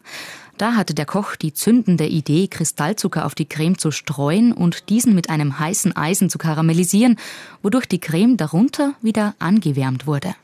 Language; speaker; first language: German; native; German